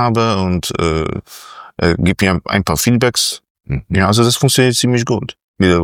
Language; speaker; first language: German; non-native, fluent; Polish